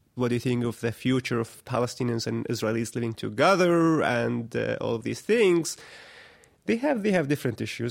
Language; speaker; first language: English; non-native, fluent; Arabic